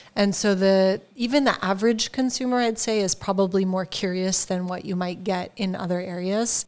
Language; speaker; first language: English; native; English